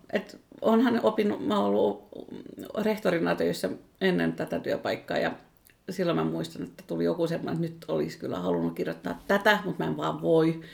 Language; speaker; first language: Finnish; non-native, local second language; Swedish